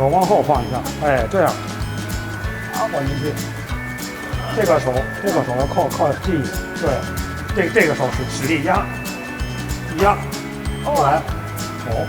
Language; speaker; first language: Chinese; native; Chinese